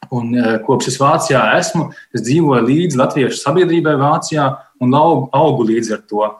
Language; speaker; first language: Latvian; native; Latvian